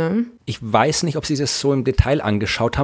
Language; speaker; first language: German; native; German